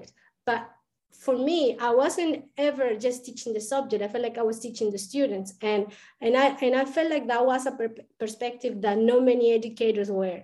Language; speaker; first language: English; non-native, fluent; Spanish